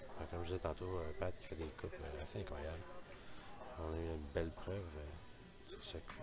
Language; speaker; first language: French; native; French